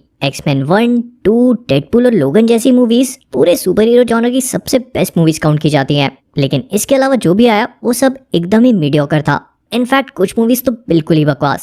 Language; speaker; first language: Hindi; native; Hindi